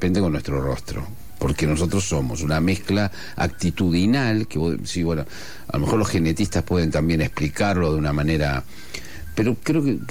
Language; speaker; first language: Spanish; non-native, local second language; Asturian